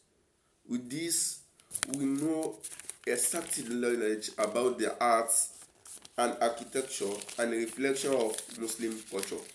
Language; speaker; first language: English; non-native, local second language; Yoruba